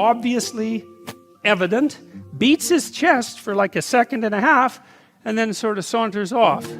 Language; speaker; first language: English; native; English